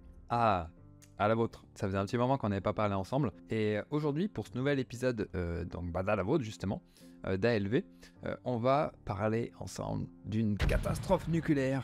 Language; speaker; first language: French; native; French